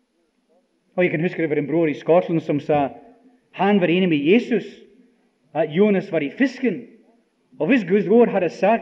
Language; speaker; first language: Norwegian; non-native, fluent; English